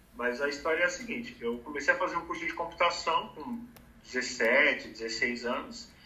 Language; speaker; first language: Portuguese; native; Portuguese